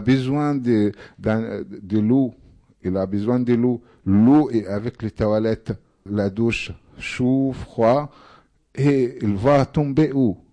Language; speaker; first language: French; non-native, fluent; Arabic